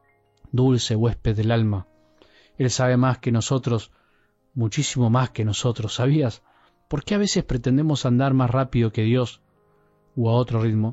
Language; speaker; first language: Spanish; native; Spanish